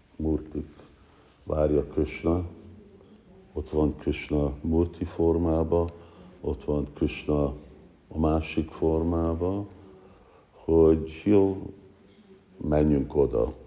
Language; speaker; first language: Hungarian; early bilingual, heritage; Hungarian